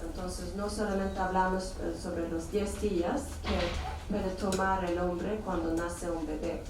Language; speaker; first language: Spanish; non-native, fluent; Swedish